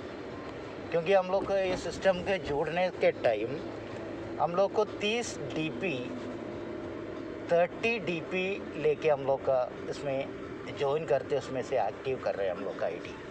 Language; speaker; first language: Hindi; non-native, local second language; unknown